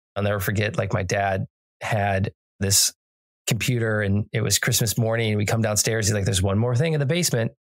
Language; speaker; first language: English; native; English